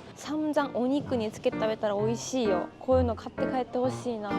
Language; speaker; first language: Korean; non-native, fluent; Japanese